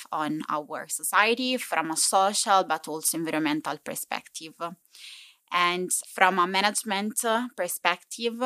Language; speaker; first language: English; non-native, fluent; Italian